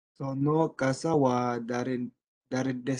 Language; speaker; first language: Japanese; non-native, learner; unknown